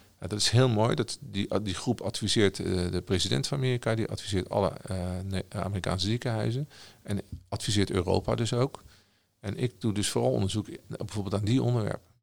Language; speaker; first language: Dutch; native; Dutch